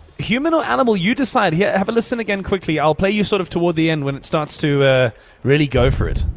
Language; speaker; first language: English; native; English